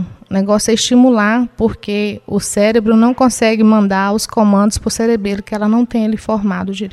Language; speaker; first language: Portuguese; native; Portuguese